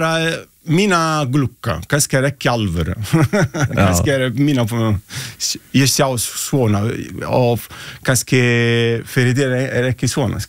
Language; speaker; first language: Icelandic; non-native, learner; Italian